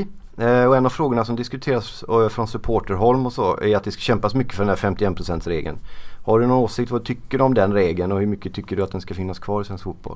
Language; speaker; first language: Swedish; native; Swedish